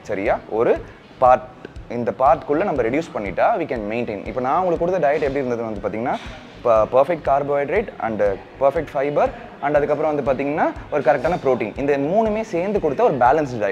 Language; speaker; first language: Tamil; native; Tamil